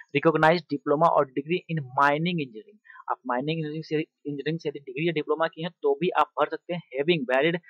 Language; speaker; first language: Hindi; native; Hindi